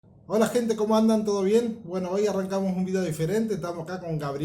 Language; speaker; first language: Spanish; native; Spanish